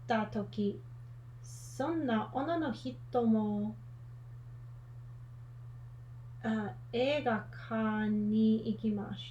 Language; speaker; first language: Japanese; non-native, learner; English